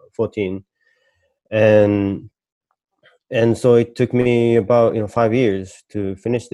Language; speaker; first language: English; non-native, fluent; Japanese